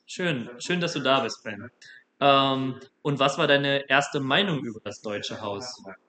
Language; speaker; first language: German; native; German